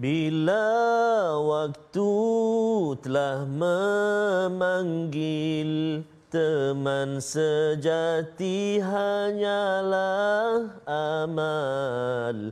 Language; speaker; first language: Malay; native; Malay